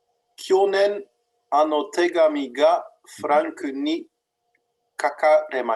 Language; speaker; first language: Japanese; non-native, learner; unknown